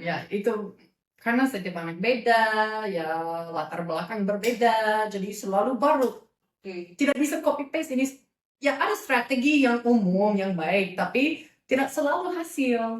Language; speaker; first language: Indonesian; non-native, fluent; English